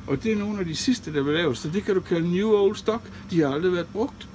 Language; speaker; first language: Danish; native; Danish